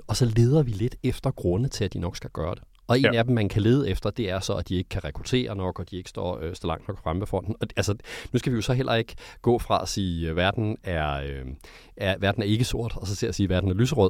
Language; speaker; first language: Danish; native; Danish